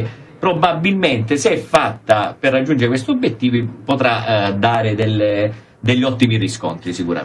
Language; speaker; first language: Italian; native; Italian